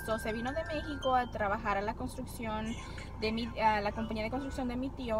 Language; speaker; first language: Spanish; early bilingual, heritage; Spanish